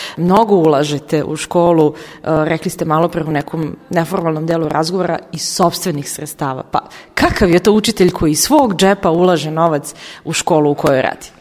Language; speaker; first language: Serbian; native; Serbian